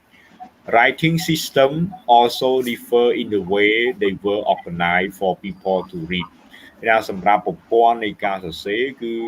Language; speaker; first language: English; non-native, fluent; Khmer